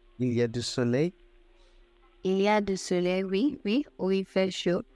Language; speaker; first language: French; non-native, learner; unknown